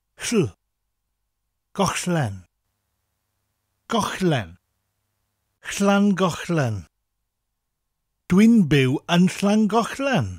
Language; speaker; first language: Welsh; non-native, fluent; English